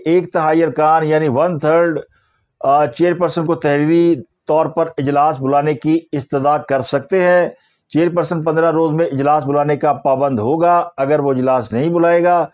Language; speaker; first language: Urdu; native; Urdu